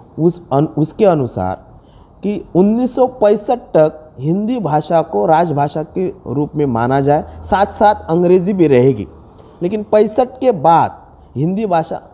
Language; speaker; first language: Hindi; non-native, local second language; Marathi